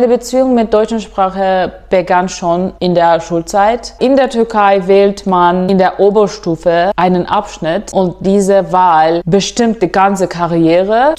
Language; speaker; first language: German; non-native, fluent; Turkish